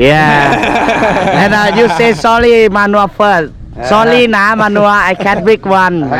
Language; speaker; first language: English; non-native, learner; Thai